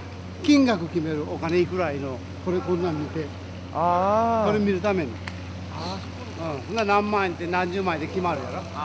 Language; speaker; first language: Japanese; native; Japanese